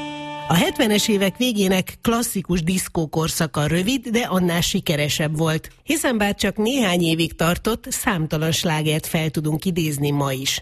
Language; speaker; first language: Hungarian; native; Hungarian